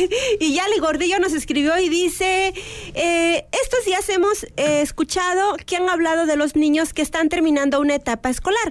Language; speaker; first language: Spanish; native; Spanish